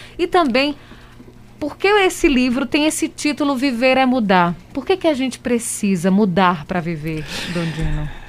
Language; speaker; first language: Portuguese; native; Portuguese